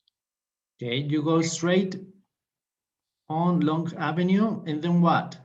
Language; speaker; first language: English; non-native, fluent; Spanish